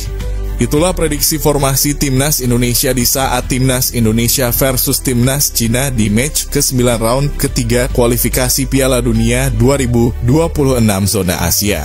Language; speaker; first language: Indonesian; native; Indonesian